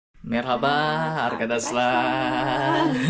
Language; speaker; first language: Turkish; non-native, learner; Indonesian